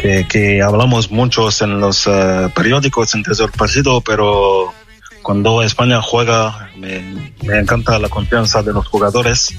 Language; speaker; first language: Spanish; non-native, fluent; French